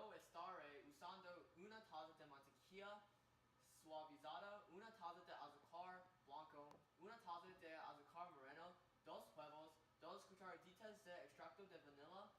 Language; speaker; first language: Spanish; non-native, learner; English